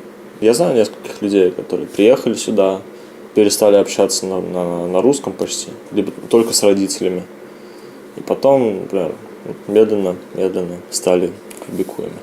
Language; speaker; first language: Russian; early bilingual, other home language; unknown